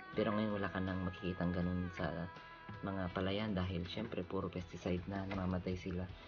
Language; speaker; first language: Filipino; non-native, local second language; Iloko